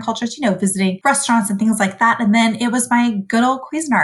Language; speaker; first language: English; early bilingual, other home language; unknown